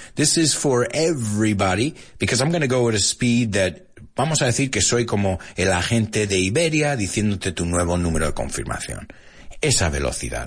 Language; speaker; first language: Spanish; early bilingual, heritage; Spanish